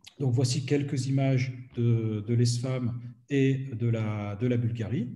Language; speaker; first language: French; native; French